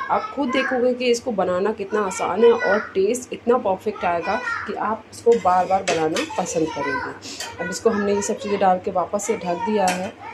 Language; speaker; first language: Hindi; native; Hindi